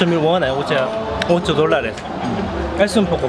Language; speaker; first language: Spanish; non-native, fluent; Korean